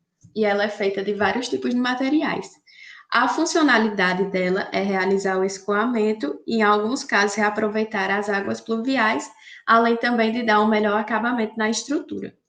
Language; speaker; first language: Portuguese; native; Portuguese